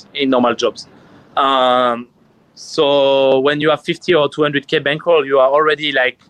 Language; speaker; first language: English; non-native, fluent; French